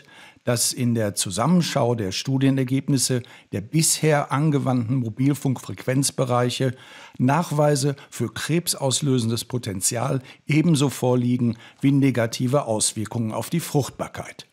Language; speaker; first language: German; native; German